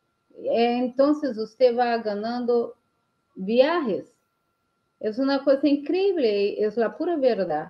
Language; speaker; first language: Portuguese; non-native, learner; Spanish